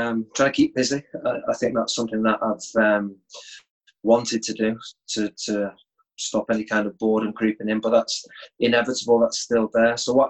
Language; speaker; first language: English; native; English